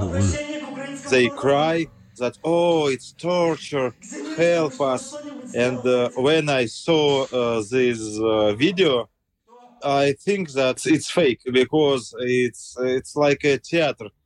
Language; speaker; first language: English; non-native, learner; Russian